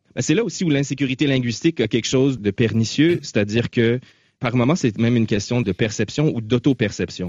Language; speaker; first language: French; native; French